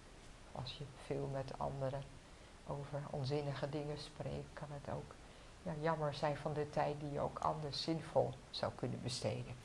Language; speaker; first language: Dutch; native; Dutch